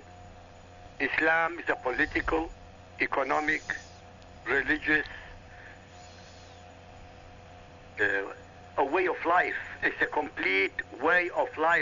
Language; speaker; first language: English; non-native, fluent; Arabic